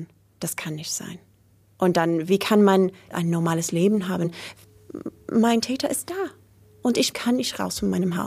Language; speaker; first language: German; non-native, learner; English